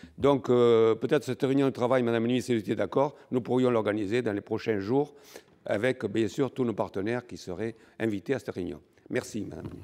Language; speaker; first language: French; native; French